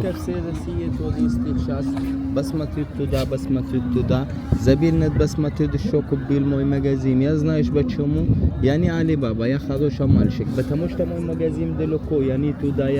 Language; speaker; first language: Russian; non-native, learner; Arabic